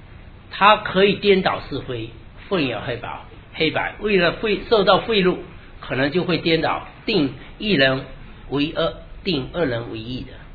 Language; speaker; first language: Chinese; native; Chinese